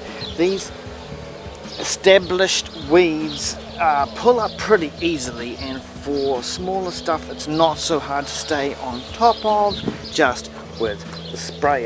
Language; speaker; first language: English; native; English